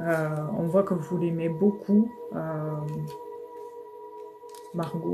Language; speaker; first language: French; native; French